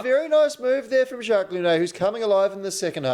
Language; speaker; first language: English; native; English